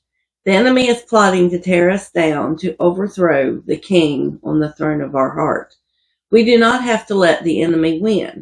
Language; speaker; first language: English; native; English